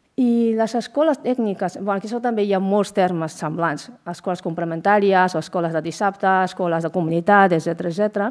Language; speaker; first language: Catalan; non-native, fluent; Japanese